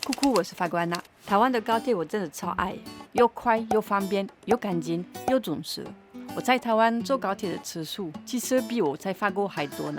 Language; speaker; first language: Chinese; non-native, fluent; French